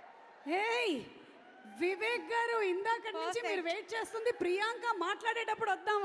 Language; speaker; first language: Telugu; native; Telugu